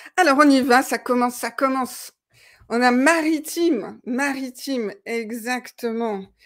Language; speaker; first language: French; native; French